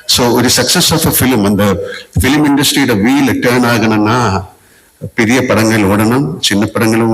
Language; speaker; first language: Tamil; non-native, fluent; Malayalam